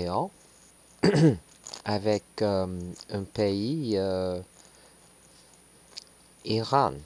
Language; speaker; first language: French; non-native, learner; English